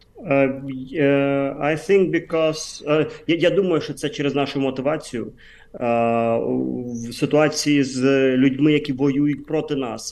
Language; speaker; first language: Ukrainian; non-native, fluent; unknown